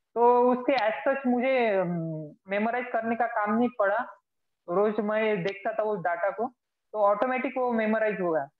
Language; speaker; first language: Hindi; non-native, local second language; Marathi